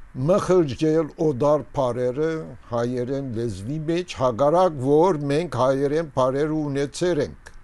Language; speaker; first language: Armenian; early bilingual, heritage; Armenian